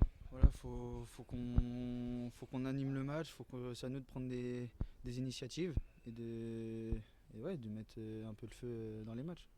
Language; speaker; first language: French; native; French